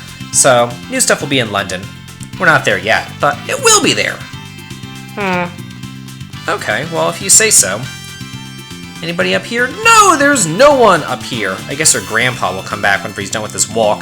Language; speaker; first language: English; native; English